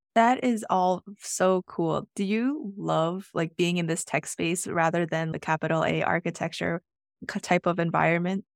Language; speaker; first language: English; native; English